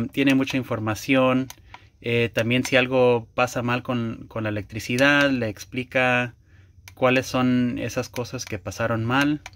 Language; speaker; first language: Spanish; early bilingual, heritage; Spanish